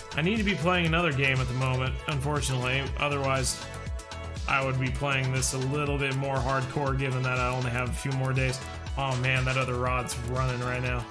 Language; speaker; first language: English; native; English